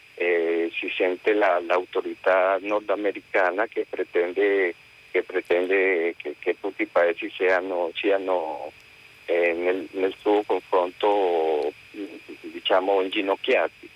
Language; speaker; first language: Italian; non-native, fluent; Spanish